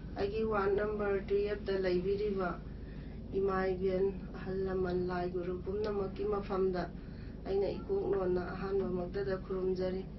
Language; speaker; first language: Manipuri; native; Manipuri